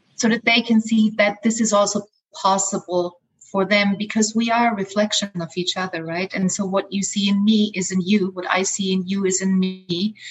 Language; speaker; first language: English; non-native, fluent; German